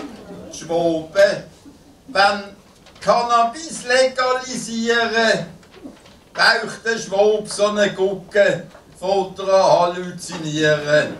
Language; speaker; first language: German; native; German